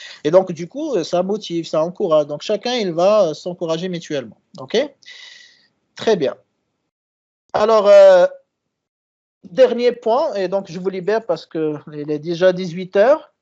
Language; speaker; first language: French; non-native, local second language; Arabic